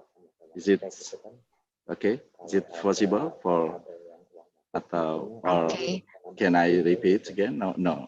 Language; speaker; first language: English; non-native, fluent; Indonesian